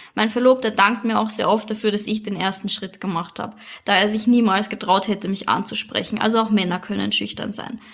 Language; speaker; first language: German; native; German